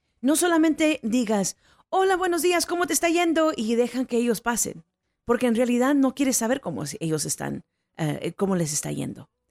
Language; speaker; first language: Spanish; early bilingual, heritage; Spanish